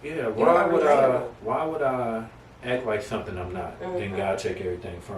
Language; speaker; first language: English; native; English